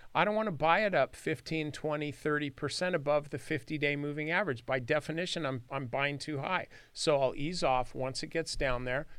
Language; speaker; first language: English; native; English